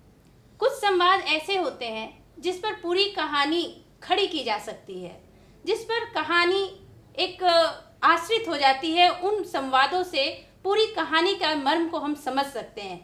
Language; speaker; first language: Hindi; native; Hindi